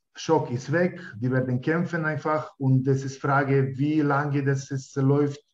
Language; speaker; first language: German; non-native, learner; Ukrainian